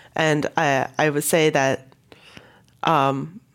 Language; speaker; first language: English; non-native, local second language; Cantonese